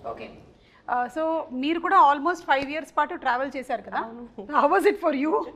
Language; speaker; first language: Telugu; native; Telugu